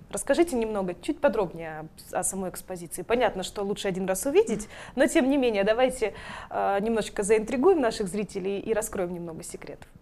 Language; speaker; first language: Russian; native; Russian